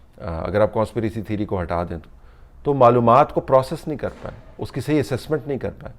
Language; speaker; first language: Urdu; native; Urdu